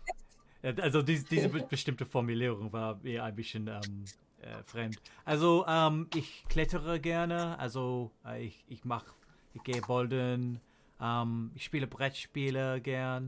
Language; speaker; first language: German; non-native, learner; English